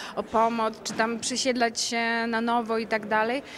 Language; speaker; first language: Polish; non-native, fluent; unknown